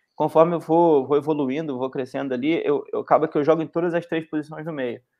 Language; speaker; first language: Portuguese; native; Portuguese